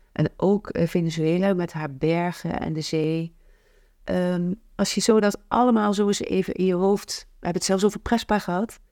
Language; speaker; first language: Dutch; native; Dutch